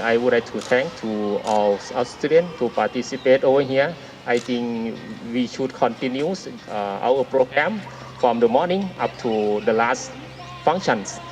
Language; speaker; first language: English; non-native, learner; Thai